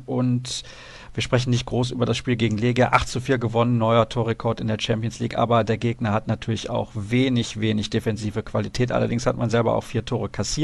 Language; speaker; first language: German; native; German